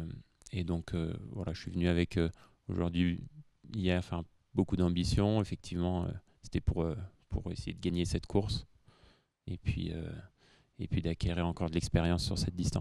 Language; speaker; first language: French; native; French